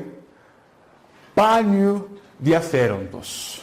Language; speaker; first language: Greek; non-native, fluent; Portuguese